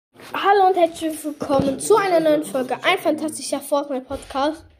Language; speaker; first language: German; native; German